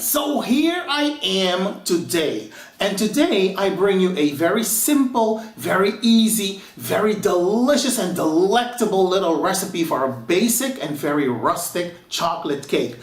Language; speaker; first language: English; non-native, fluent; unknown